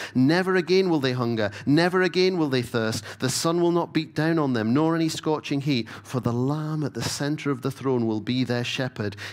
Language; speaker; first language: English; native; English